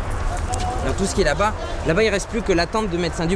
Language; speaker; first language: French; native; French